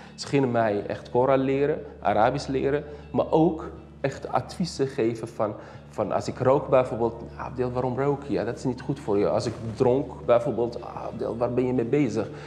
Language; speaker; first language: Dutch; early bilingual, other home language; Riffian